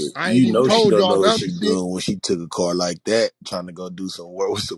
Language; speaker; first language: English; native; English